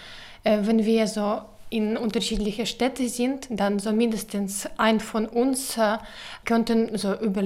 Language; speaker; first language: German; non-native, learner; Ukrainian